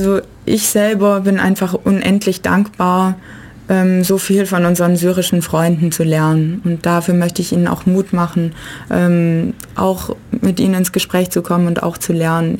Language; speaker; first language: German; native; German